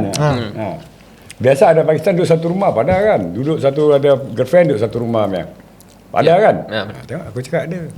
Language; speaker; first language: Malay; native; Malay